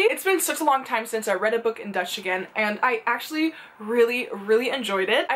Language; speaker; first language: English; non-native, fluent; Dutch